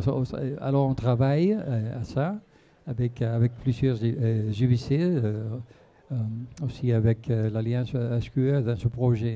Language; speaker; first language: French; non-native, fluent; Spanish